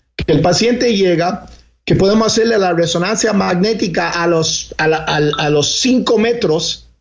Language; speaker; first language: Spanish; early bilingual, heritage; Spanish